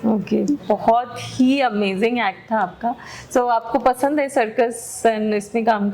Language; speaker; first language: Hindi; native; Hindi